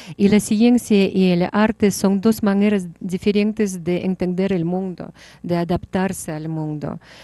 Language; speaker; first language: Spanish; non-native, fluent; Russian